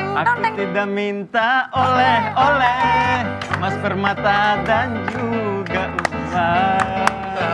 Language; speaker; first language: Indonesian; non-native, fluent; Persian